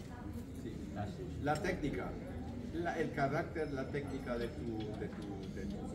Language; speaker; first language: Spanish; non-native, fluent; German